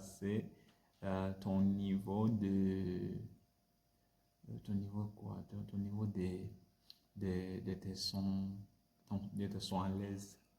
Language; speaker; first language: French; non-native, learner; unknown